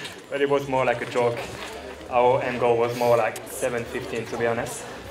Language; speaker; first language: English; non-native, fluent; French